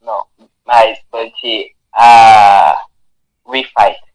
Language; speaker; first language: English; non-native, learner; Portuguese